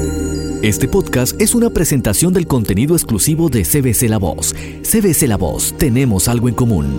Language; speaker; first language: Spanish; native; Spanish